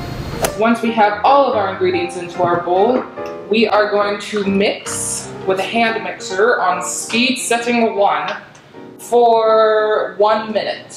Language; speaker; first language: English; native; English